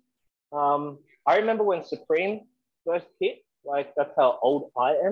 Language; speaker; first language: English; native; English